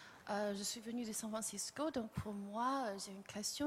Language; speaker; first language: French; non-native, fluent; English